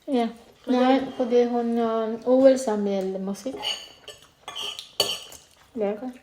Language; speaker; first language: Danish; non-native, learner; Filipino